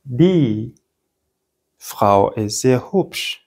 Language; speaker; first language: German; non-native, fluent; Persian